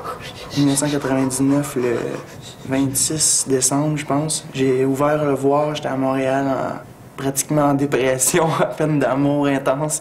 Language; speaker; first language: French; native; French